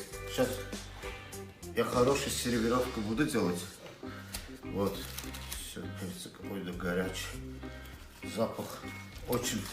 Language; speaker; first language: Russian; non-native, local second language; Azerbaijani